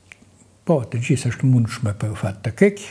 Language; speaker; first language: Albanian; non-native, fluent; Russian